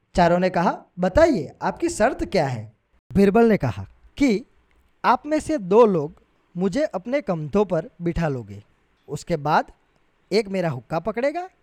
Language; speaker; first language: Hindi; non-native, local second language; Gujarati